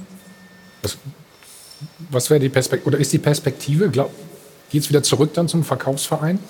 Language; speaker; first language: German; native; German